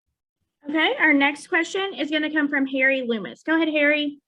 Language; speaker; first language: English; native; English